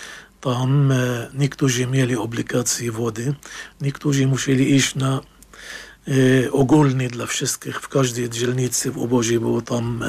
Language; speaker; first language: Polish; non-native, fluent; Arabic